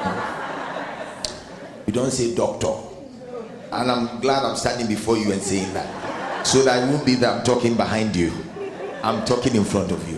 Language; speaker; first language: English; non-native, local second language; Akan